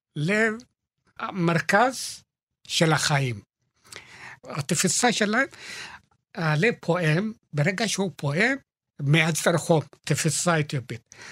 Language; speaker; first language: Hebrew; non-native, fluent; Amharic